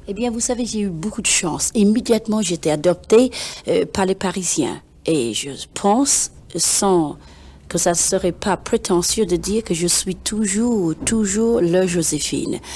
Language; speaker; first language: French; non-native, fluent; English